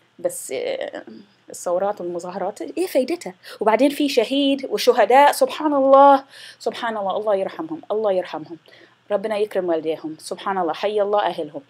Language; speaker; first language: Arabic; non-native, fluent; English